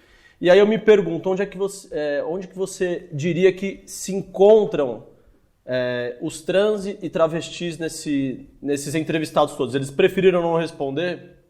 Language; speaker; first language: Portuguese; native; Portuguese